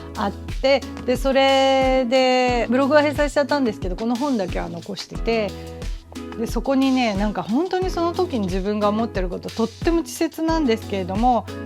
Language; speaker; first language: Japanese; native; Japanese